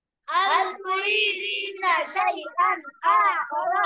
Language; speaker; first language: Arabic; non-native, learner; Bangla